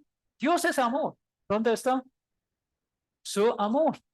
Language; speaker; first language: Spanish; non-native, learner; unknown